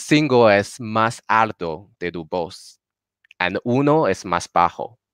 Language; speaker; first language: Spanish; non-native, learner; Chinese